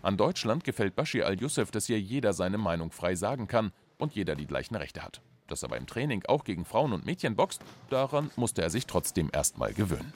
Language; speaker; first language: German; native; German